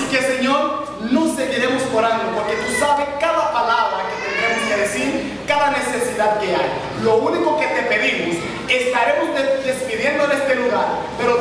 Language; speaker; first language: Spanish; native; Spanish